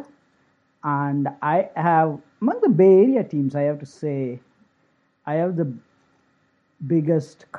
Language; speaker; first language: English; non-native, local second language; Tamil